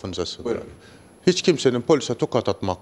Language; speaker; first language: Turkish; native; Turkish